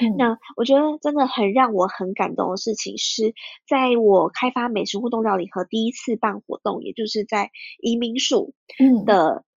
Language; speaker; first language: Chinese; early bilingual, heritage; Chinese